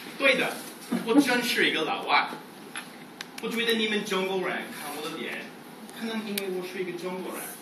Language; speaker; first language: Chinese; non-native, fluent; English